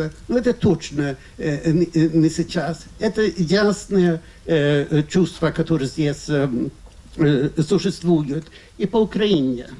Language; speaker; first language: Russian; non-native, fluent; Swedish